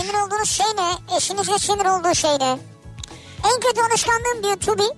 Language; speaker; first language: Turkish; native; Turkish